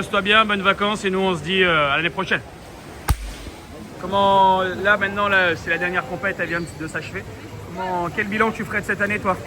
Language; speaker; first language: French; native; French